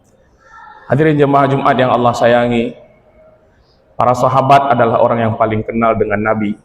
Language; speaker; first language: Indonesian; native; Indonesian